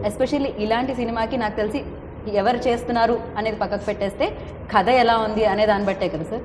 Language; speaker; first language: Telugu; native; Telugu